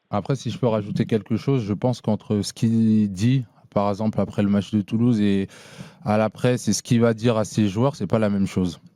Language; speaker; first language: French; native; French